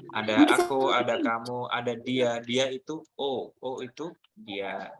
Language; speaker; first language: Indonesian; native; Indonesian